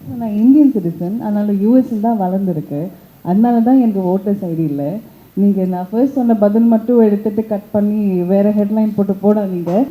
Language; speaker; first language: Tamil; early bilingual, heritage; Tamil